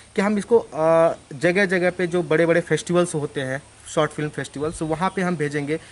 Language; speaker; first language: Hindi; native; Hindi